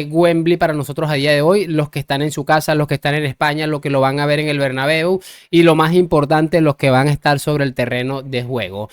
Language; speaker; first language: Spanish; native; Spanish